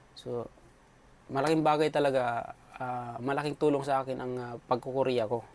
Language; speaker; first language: Filipino; non-native, local second language; Cebuano